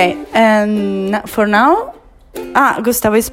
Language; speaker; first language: English; non-native, learner; Italian